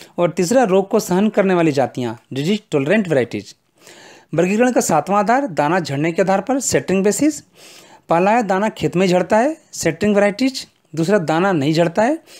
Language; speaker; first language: Hindi; native; Hindi